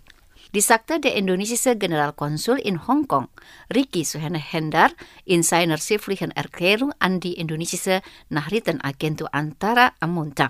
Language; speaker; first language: German; non-native, fluent; Indonesian